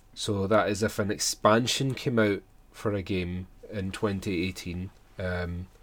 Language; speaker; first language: English; native; English